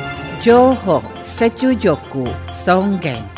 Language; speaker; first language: Japanese; non-native, fluent; Indonesian